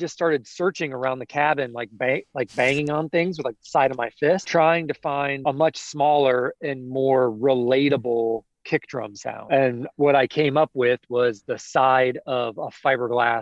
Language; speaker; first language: English; native; English